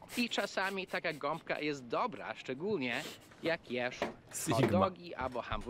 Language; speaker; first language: Polish; non-native, fluent; English